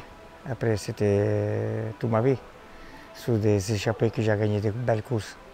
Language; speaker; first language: French; non-native, fluent; Italian